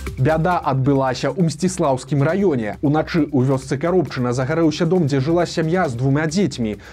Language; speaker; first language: Belarusian; native; Belarusian